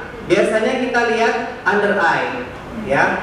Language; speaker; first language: Indonesian; native; Indonesian